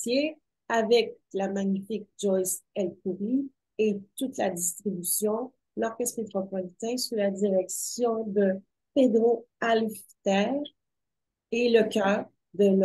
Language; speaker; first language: French; native; French